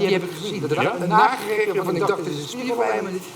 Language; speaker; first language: Dutch; native; Dutch